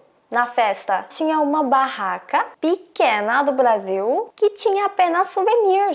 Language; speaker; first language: Portuguese; non-native, fluent; Korean